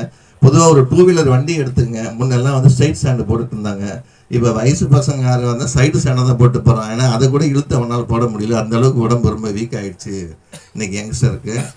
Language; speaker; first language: Tamil; native; Tamil